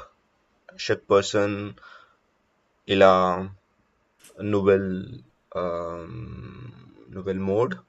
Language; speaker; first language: French; non-native, learner; Telugu